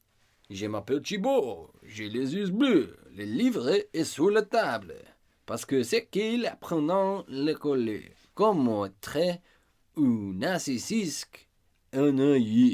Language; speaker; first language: French; non-native, learner; English